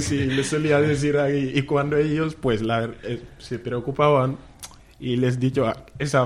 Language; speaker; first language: Spanish; non-native, fluent; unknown